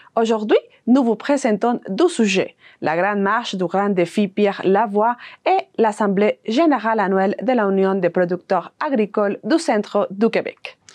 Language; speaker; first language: French; non-native, fluent; Spanish